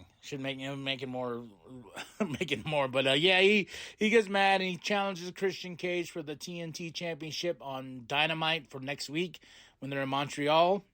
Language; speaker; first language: English; native; English